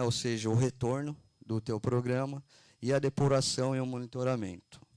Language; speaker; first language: Portuguese; native; Portuguese